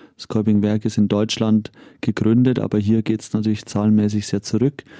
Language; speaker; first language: German; native; German